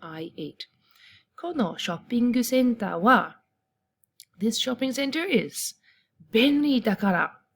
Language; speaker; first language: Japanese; non-native, fluent; English